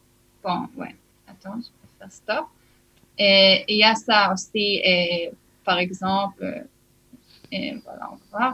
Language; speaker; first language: French; early bilingual, heritage; Hebrew